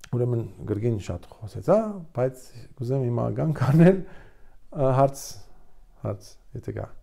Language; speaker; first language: Armenian; early bilingual, heritage; Armenian